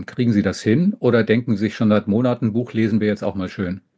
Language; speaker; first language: German; native; German